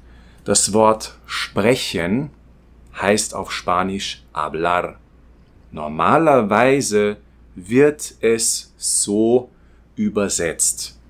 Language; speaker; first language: German; non-native, fluent; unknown